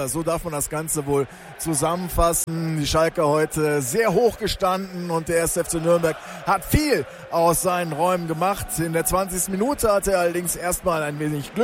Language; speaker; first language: German; native; German